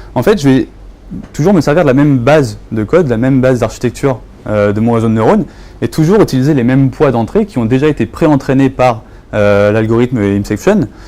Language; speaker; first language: French; native; French